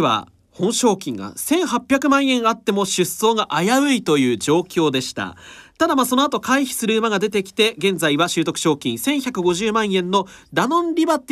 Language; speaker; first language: Japanese; native; Japanese